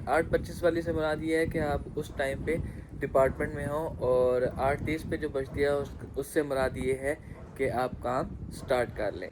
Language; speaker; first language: Urdu; non-native, local second language; Punjabi